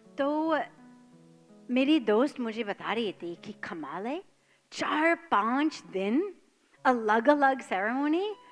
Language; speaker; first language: Hindi; non-native, fluent; English